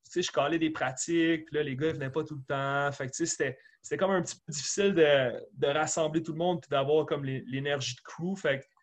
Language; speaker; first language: French; native; French